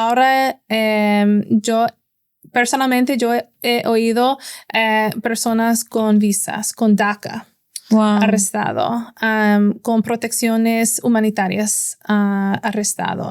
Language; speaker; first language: Spanish; non-native, fluent; English